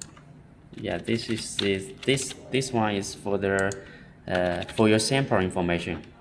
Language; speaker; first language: English; non-native, learner; Chinese